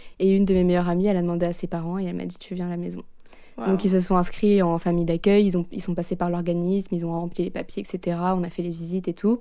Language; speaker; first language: French; native; French